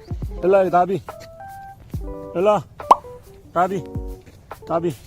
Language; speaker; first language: Korean; native; Korean